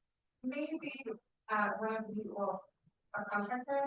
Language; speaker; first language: English; non-native, learner; Spanish